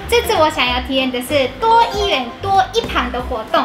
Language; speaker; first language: Chinese; non-native, fluent; Japanese